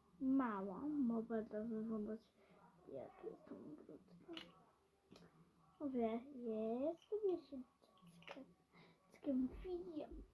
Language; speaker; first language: Polish; early bilingual, heritage; Polish